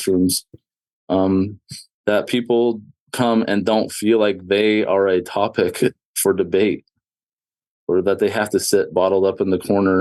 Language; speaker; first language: English; native; English